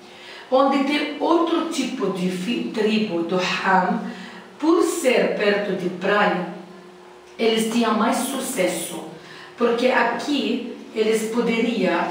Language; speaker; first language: Portuguese; non-native, learner; Arabic